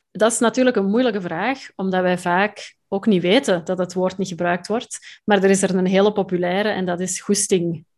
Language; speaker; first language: Dutch; native; Dutch